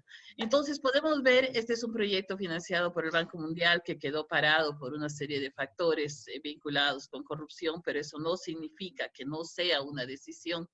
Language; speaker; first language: Spanish; native; Spanish